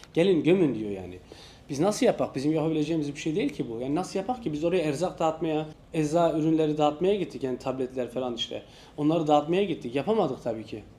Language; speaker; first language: Turkish; native; Turkish